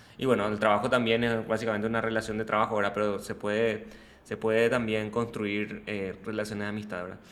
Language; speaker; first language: Spanish; native; Spanish